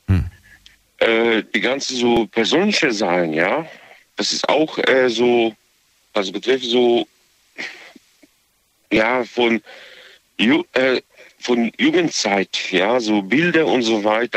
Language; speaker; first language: German; non-native, learner; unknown